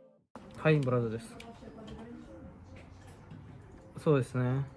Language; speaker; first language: Japanese; non-native, fluent; Russian